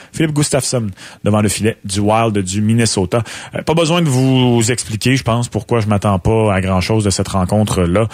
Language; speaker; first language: French; native; French